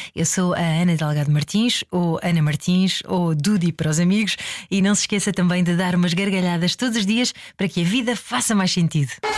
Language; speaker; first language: Portuguese; native; Portuguese